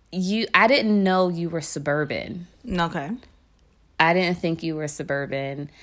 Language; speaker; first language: English; native; English